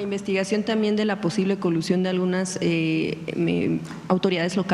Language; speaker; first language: Spanish; native; Spanish